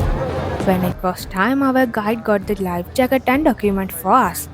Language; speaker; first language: English; non-native, fluent; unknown